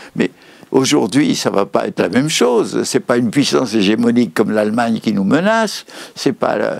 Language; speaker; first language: French; native; French